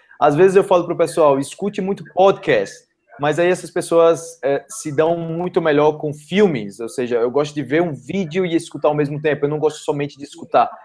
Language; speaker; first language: Portuguese; native; Portuguese